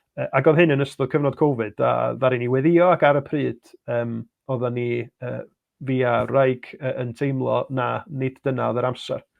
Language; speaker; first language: Welsh; native; Welsh